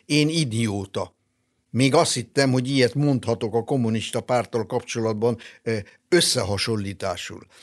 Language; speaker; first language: Hungarian; non-native, local second language; German